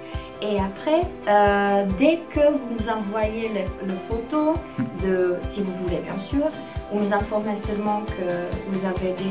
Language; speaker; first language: French; non-native, fluent; Czech